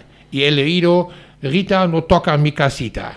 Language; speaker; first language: Spanish; non-native, fluent; German